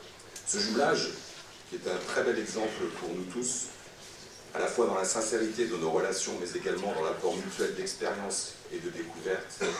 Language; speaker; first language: French; native; French